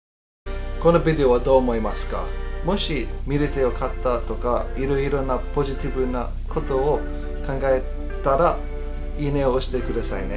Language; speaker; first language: Japanese; non-native, fluent; English